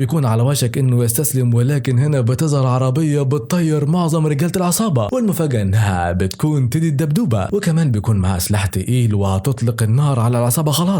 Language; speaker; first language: Arabic; native; Arabic